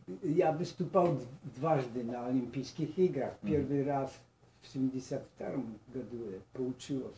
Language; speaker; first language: Russian; non-native, learner; Polish